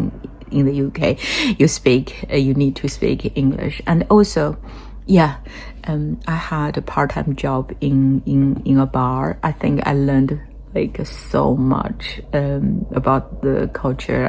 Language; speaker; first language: English; non-native, fluent; Chinese